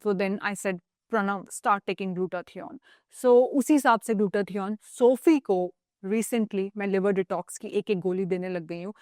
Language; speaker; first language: Hindi; native; Hindi